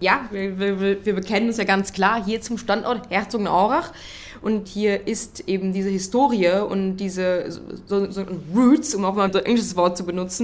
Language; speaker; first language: German; native; German